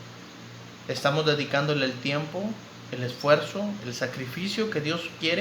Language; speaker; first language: Spanish; native; Spanish